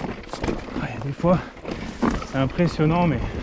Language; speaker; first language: French; native; French